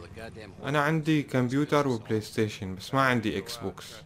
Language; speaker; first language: Arabic; native; Arabic